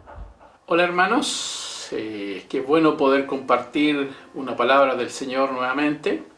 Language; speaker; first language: Spanish; native; Spanish